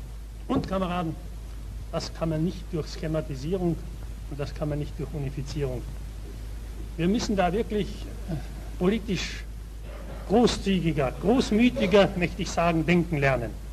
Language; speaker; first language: German; native; German